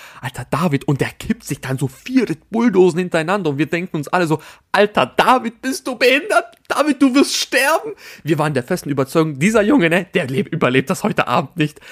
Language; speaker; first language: German; native; German